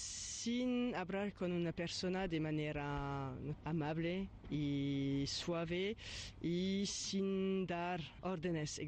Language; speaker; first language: Spanish; non-native, fluent; French